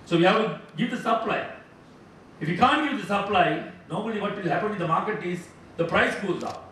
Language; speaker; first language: English; non-native, local second language; Sinhala